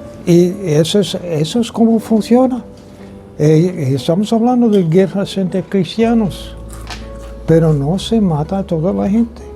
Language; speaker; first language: Spanish; non-native, fluent; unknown